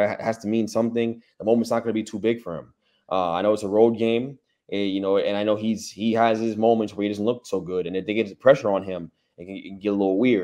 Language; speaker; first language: English; native; English